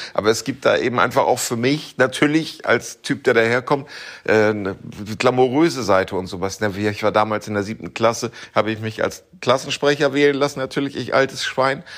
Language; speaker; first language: German; native; German